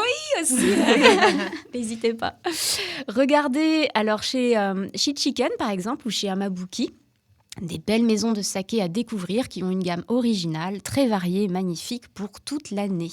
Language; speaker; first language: French; native; French